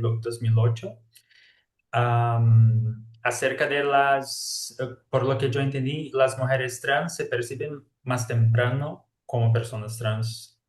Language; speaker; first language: Spanish; non-native, fluent; Portuguese